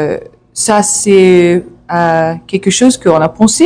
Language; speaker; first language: French; non-native, learner; English